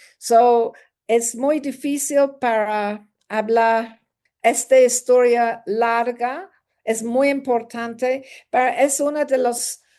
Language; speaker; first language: Spanish; non-native, learner; English